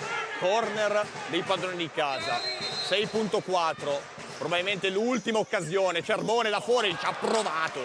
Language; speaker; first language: Italian; native; Italian